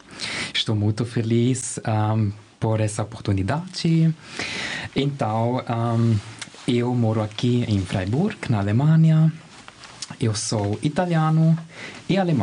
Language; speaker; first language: Portuguese; non-native, learner; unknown